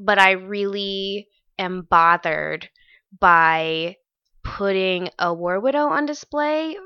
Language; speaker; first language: English; native; English